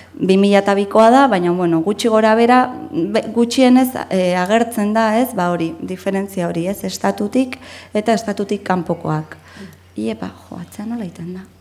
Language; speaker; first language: Basque; non-native, local second language; Spanish